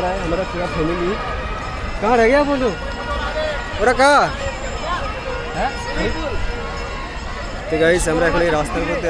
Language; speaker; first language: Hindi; non-native, local second language; Bangla